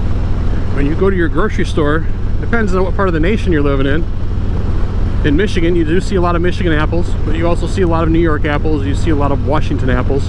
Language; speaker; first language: English; native; English